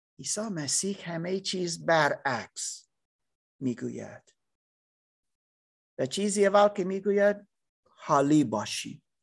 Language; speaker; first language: Persian; non-native, learner; English